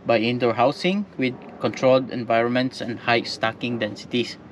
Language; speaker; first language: English; non-native, local second language; Filipino